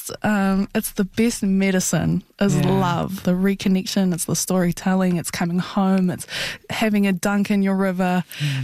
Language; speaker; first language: English; native; English